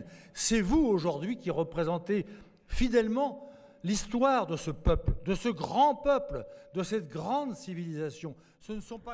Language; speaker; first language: French; native; French